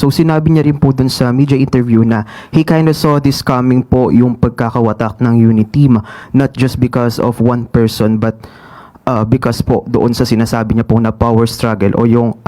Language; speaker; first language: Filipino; native; Filipino